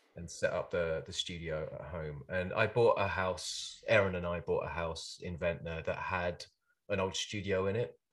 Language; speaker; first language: English; native; English